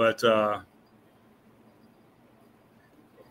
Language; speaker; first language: English; native; English